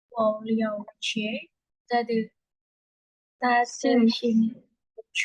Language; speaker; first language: Chinese; non-native, learner; Indonesian